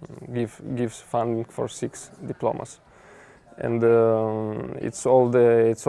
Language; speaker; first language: English; non-native, fluent; Italian